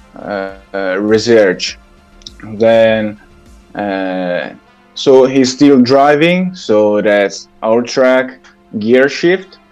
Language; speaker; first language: English; non-native, learner; Italian